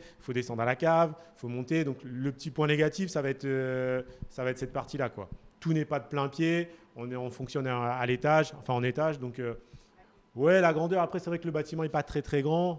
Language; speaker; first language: French; native; French